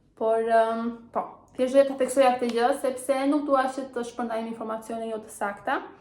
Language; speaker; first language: Albanian; early bilingual, heritage; Albanian